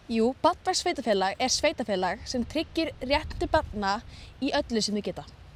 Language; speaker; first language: Icelandic; native; Icelandic